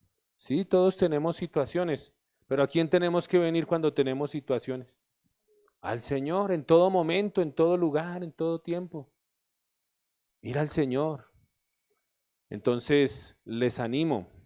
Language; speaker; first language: Spanish; native; Spanish